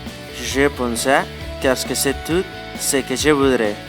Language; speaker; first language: French; non-native, learner; Spanish